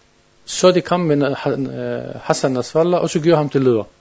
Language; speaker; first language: Danish; non-native, learner; Arabic